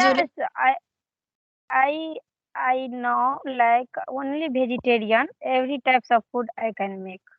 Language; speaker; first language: English; non-native, learner; Hindi